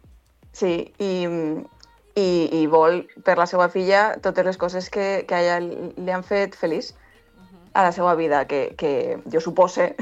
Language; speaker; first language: Catalan; non-native, local second language; Spanish